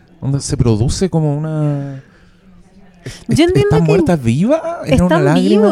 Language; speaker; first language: Spanish; native; Spanish